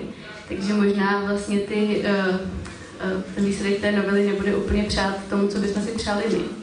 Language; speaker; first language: Czech; native; Czech